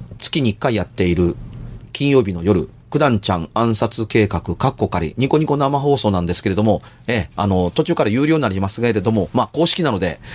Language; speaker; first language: Japanese; native; Japanese